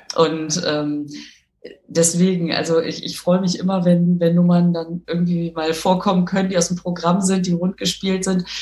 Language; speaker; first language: German; native; German